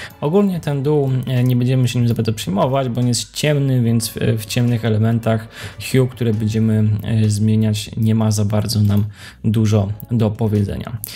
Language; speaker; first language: Polish; native; Polish